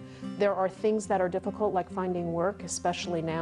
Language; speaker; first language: English; native; English